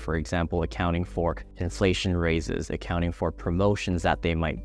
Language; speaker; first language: English; native; English